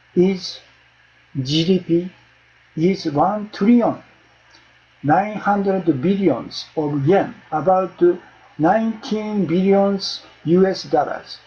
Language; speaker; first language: English; non-native, learner; Japanese